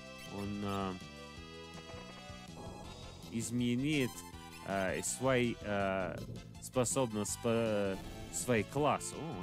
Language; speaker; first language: Russian; non-native, learner; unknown